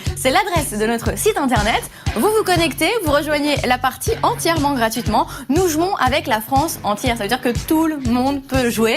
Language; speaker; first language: French; native; French